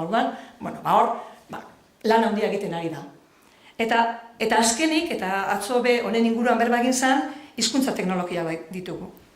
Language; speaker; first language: Basque; native; Basque